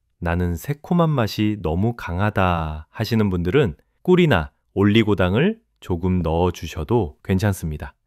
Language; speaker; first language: Korean; native; Korean